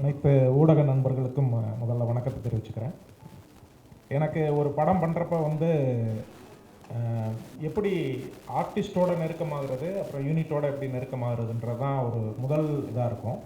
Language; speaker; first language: Tamil; native; Tamil